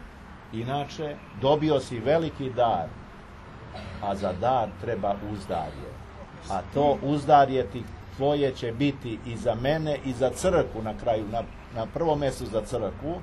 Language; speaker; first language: Serbian; native; Serbian